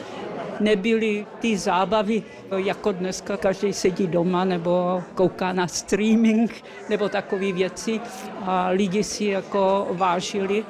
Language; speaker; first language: Czech; early bilingual, other home language; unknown